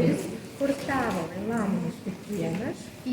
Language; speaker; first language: Portuguese; non-native, fluent; Russian